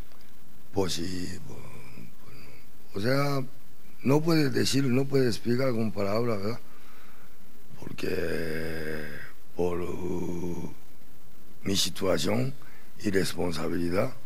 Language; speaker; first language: Spanish; non-native, learner; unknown